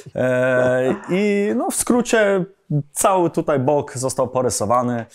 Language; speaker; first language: Polish; early bilingual, heritage; Polish